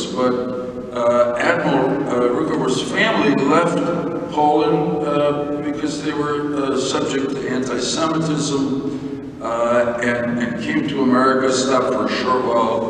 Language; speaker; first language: English; native; English